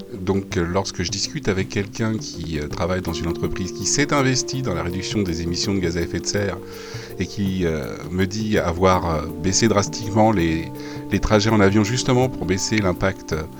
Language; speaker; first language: French; native; French